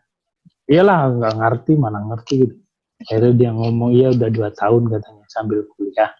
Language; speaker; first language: Indonesian; native; Indonesian